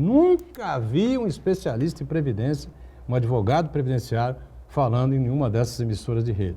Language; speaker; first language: Portuguese; native; Portuguese